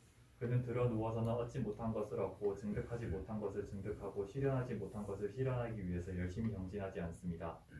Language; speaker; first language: Korean; native; Korean